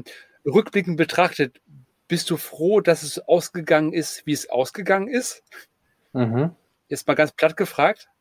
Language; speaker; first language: German; native; German